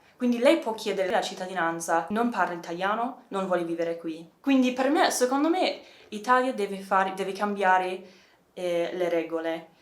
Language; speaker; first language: Italian; non-native, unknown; English